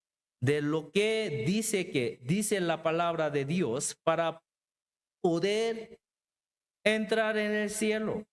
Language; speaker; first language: Spanish; non-native, learner; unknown